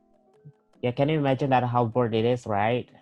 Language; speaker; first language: English; non-native, learner; Indonesian